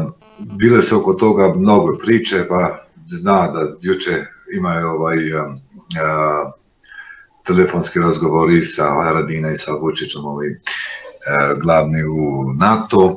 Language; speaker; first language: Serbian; non-native, local second language; Albanian